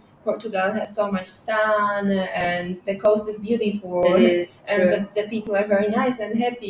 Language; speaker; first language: English; non-native, fluent; Polish